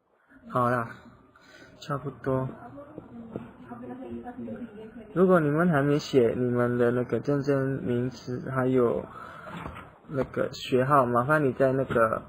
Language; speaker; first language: Chinese; non-native, fluent; Indonesian